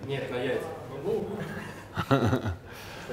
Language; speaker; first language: Russian; native; Russian